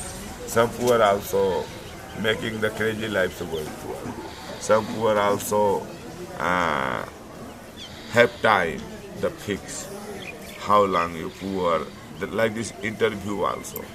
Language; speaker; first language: English; non-native, learner; Hindi